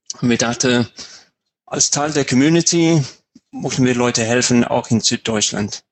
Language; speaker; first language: German; non-native, fluent; English